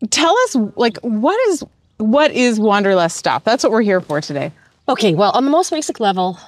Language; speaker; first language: English; native; English